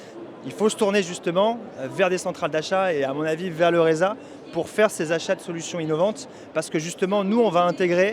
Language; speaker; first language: French; native; French